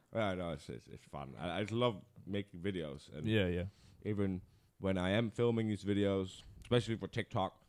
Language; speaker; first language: English; non-native, fluent; Dutch